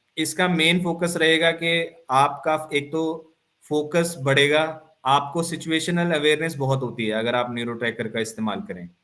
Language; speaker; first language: Hindi; non-native, local second language; Punjabi